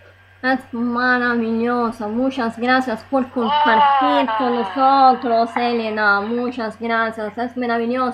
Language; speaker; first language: Spanish; non-native, learner; Italian